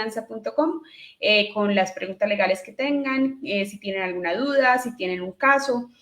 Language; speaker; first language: Spanish; native; Spanish